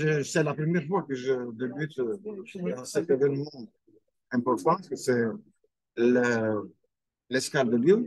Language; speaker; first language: French; non-native, fluent; Albanian